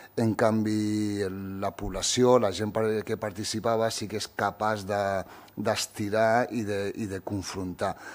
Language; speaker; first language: Catalan; early bilingual, other home language; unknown